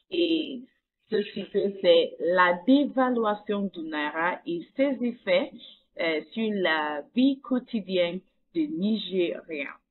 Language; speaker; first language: French; non-native, fluent; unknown